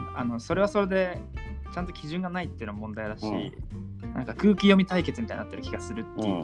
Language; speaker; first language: Japanese; native; Japanese